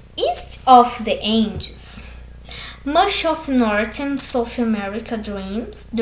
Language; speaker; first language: English; non-native, fluent; Portuguese